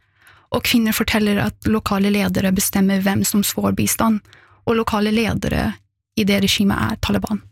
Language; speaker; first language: Norwegian; early bilingual, other home language; Persian